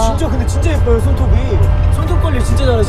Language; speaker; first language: Korean; native; Korean